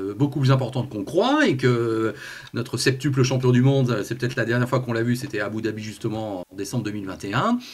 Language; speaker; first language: French; native; French